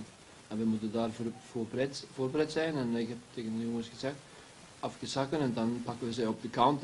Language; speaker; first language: Dutch; non-native, fluent; Icelandic